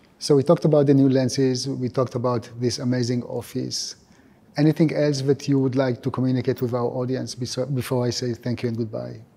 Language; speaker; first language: English; non-native, fluent; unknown